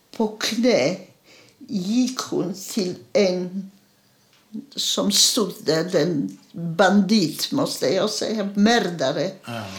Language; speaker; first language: Swedish; non-native, fluent; Polish